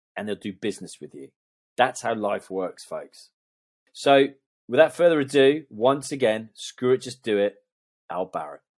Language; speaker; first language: English; native; English